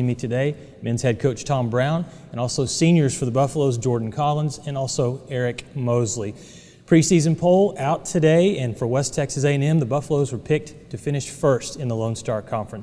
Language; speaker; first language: English; native; English